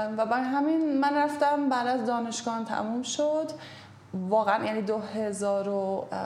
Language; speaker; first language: Persian; non-native, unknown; German